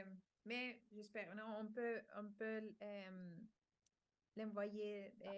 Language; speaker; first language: French; non-native, fluent; Spanish